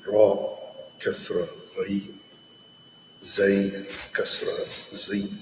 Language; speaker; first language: Arabic; non-native, learner; English